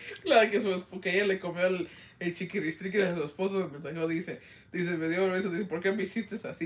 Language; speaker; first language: Spanish; early bilingual, heritage; Spanish